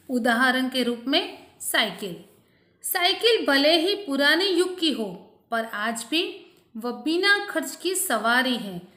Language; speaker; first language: Hindi; non-native, local second language; Gujarati